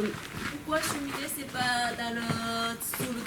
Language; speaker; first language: French; non-native, learner; Korean